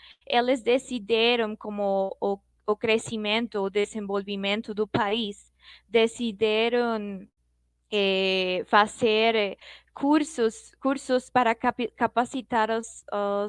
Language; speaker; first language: Portuguese; non-native, fluent; Spanish